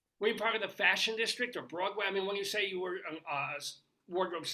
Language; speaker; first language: English; native; English